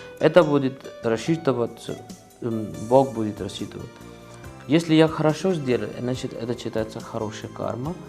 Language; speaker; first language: Russian; non-native, learner; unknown